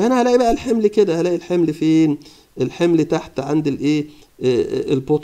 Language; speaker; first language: Arabic; native; Arabic